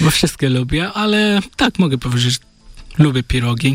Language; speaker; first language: Polish; non-native, learner; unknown